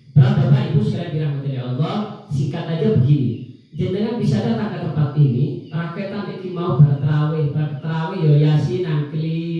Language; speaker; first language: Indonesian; non-native, local second language; Madurese